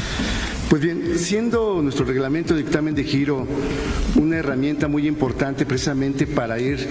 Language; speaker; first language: Spanish; native; Spanish